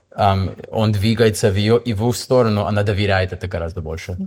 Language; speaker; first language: Russian; non-native, fluent; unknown